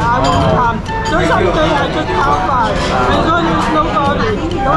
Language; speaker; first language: English; non-native, learner; Cantonese